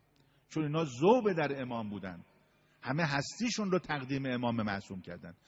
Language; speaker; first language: Persian; native; Persian